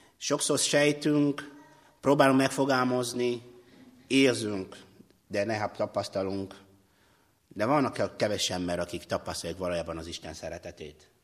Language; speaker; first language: Hungarian; non-native, fluent; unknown